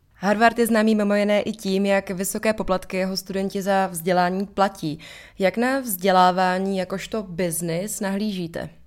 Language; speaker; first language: Czech; native; Czech